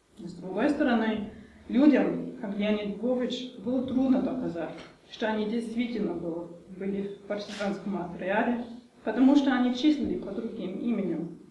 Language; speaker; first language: Russian; non-native, fluent; German